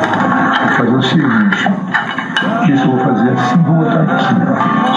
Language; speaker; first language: Portuguese; native; Portuguese